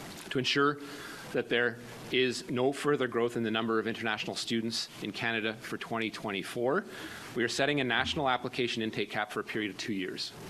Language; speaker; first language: English; native; English